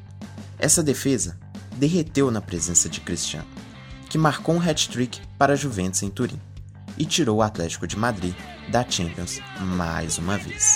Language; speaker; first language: Portuguese; native; Portuguese